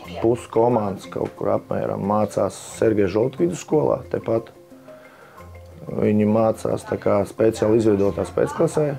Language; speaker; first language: Latvian; non-native, local second language; Russian